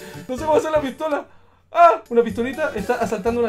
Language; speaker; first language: Spanish; native; Spanish